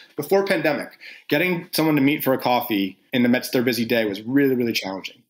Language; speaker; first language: English; native; English